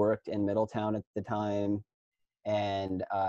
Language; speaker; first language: English; native; English